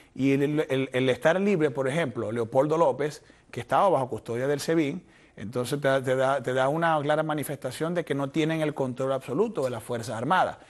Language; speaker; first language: Spanish; native; Spanish